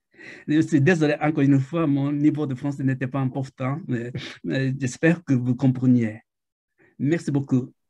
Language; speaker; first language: French; non-native, fluent; Japanese